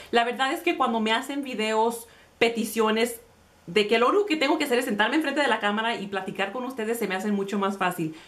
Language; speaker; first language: Spanish; early bilingual, heritage; Spanish